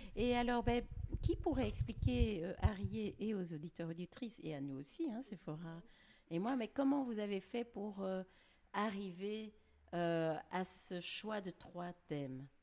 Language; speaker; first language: French; native; French